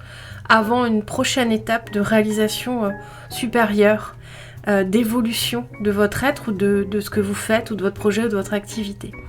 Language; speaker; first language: French; native; French